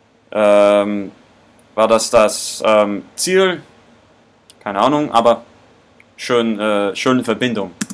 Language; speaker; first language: German; non-native, learner; English